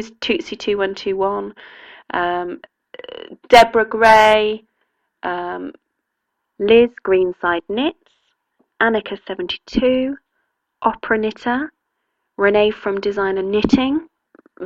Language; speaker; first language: English; native; English